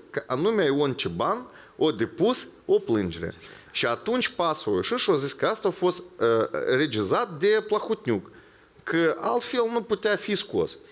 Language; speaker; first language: Romanian; non-native, local second language; Ukrainian